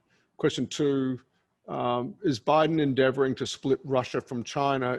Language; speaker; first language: English; native; English